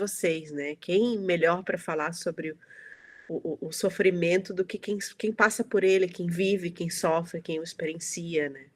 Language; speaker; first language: Portuguese; native; Portuguese